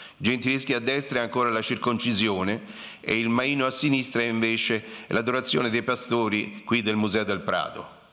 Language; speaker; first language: Italian; native; Italian